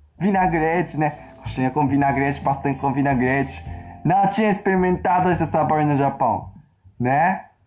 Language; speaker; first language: Portuguese; non-native, fluent; Japanese